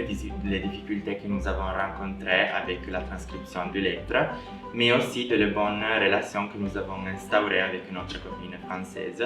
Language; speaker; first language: French; non-native, learner; Italian